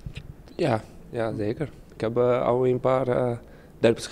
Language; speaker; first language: Dutch; non-native, learner; Portuguese